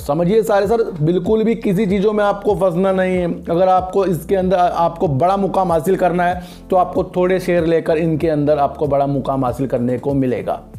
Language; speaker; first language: Hindi; native; Hindi